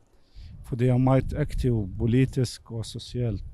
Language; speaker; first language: Danish; non-native, fluent; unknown